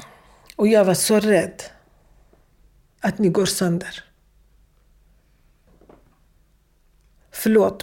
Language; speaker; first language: Swedish; non-native, fluent; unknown